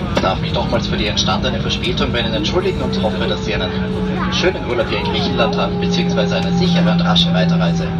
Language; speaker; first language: German; native; German